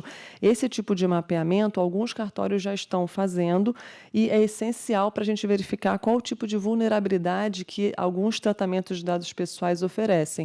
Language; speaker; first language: Portuguese; native; Portuguese